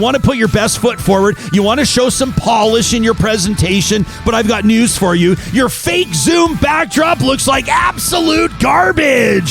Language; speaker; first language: English; native; English